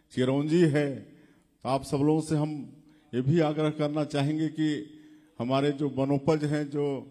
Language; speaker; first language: Hindi; native; Hindi